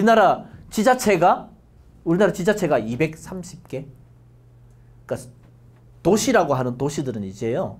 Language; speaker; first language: Korean; native; Korean